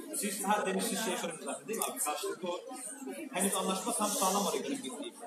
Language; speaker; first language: Turkish; native; Turkish